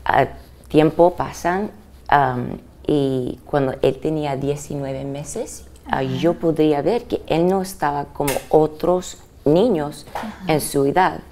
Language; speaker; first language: Spanish; early bilingual, heritage; English